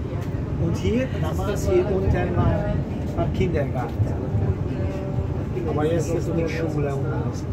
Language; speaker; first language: German; non-native, learner; Hungarian